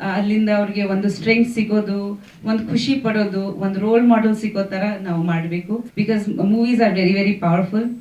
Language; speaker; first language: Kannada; non-native, fluent; Bangla